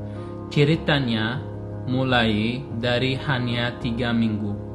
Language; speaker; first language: Indonesian; non-native, learner; Arabic